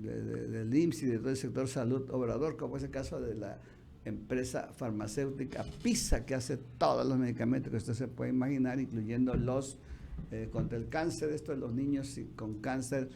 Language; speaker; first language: Spanish; native; Spanish